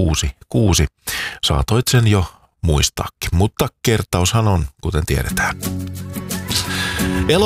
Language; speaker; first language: Finnish; native; Finnish